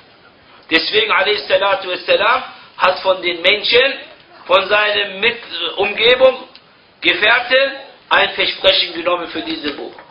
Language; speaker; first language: German; non-native, fluent; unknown